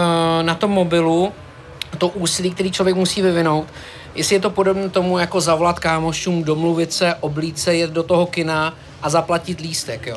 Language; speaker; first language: Czech; native; Czech